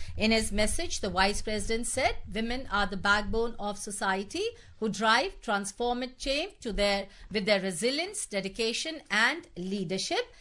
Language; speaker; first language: English; non-native, local second language; Hindi